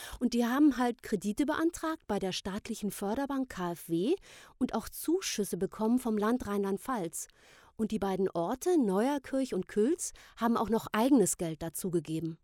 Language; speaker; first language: German; native; German